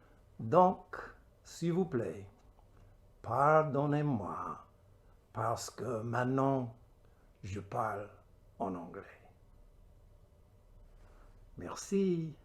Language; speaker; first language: French; non-native, learner; English